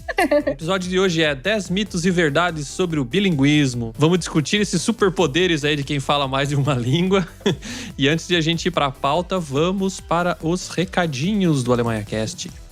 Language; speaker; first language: Portuguese; native; Portuguese